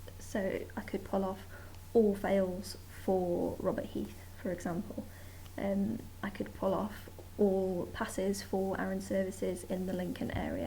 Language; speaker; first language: English; native; English